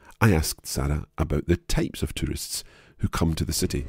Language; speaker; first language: English; native; English